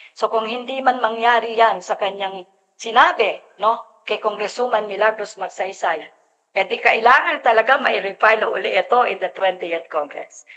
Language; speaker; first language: Filipino; native; Filipino